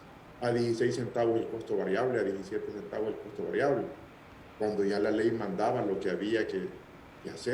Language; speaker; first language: Spanish; native; Spanish